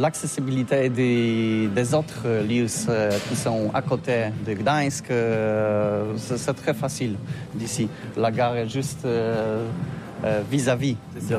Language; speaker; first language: French; non-native, learner; Polish